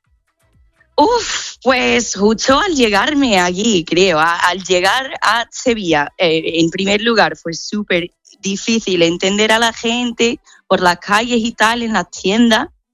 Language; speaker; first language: Spanish; non-native, fluent; English